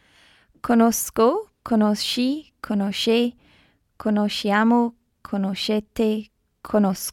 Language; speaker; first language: Italian; non-native, learner; English